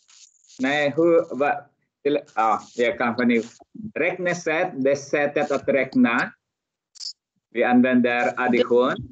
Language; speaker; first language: Swedish; non-native, fluent; Arabic